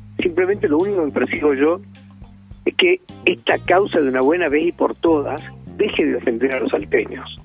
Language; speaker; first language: Spanish; native; Spanish